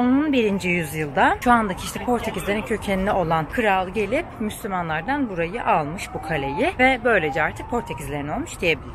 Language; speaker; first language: Turkish; native; Turkish